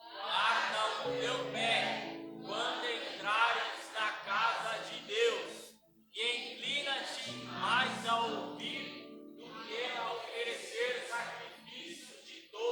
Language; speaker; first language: Portuguese; native; Portuguese